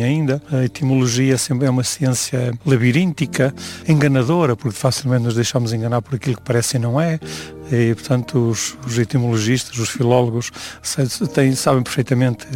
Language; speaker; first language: Portuguese; native; Portuguese